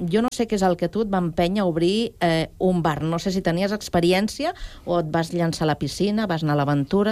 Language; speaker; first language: Catalan; native; Catalan